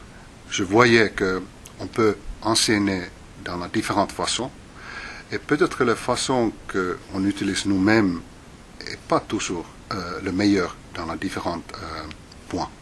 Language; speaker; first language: French; non-native, fluent; Finnish